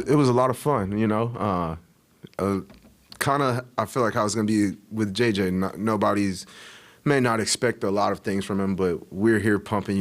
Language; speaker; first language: English; native; English